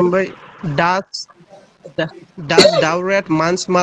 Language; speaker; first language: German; non-native, learner; Bangla